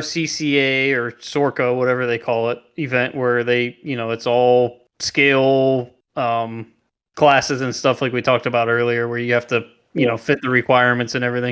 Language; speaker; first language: English; native; English